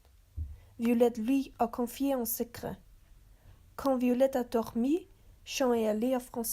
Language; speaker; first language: French; non-native, learner; English